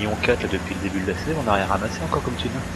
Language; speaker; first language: French; native; French